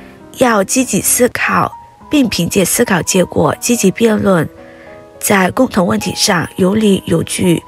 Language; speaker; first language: Chinese; native; Chinese